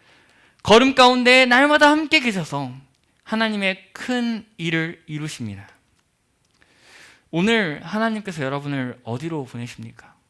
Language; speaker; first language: Korean; native; Korean